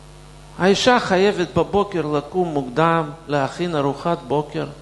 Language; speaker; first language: Hebrew; non-native, fluent; Russian